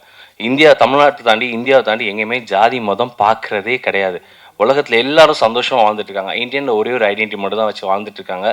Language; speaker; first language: Tamil; native; Tamil